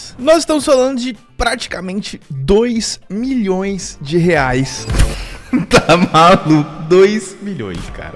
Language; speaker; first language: Portuguese; native; Portuguese